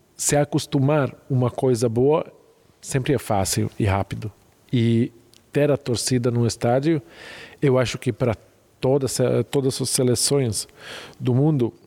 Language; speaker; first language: Portuguese; non-native, fluent; Hungarian